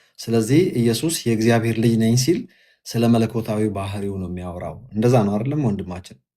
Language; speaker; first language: Amharic; native; Amharic